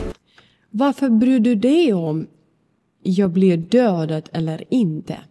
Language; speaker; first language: Swedish; non-native, fluent; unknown